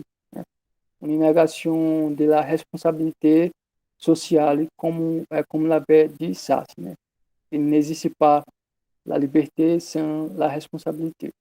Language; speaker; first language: French; non-native, learner; Portuguese